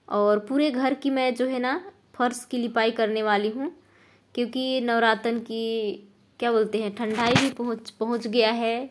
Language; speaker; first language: Hindi; native; Hindi